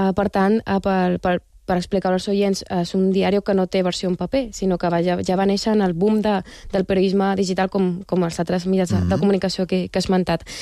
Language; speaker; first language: Catalan; native; Catalan